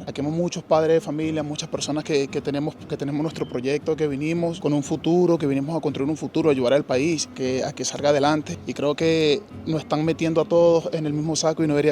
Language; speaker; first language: Spanish; native; Spanish